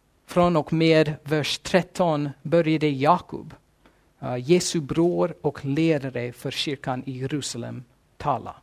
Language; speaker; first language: Swedish; non-native, fluent; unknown